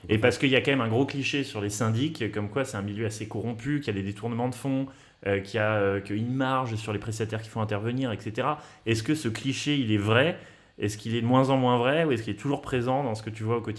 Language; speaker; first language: French; native; French